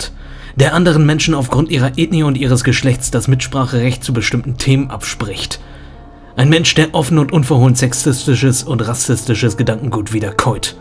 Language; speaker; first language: German; native; German